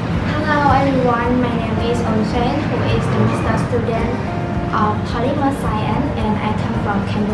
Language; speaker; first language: English; non-native, learner; Khmer